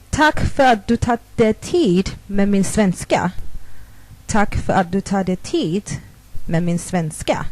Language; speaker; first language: Swedish; non-native, fluent; Thai